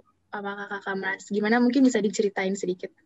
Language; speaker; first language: Indonesian; native; Indonesian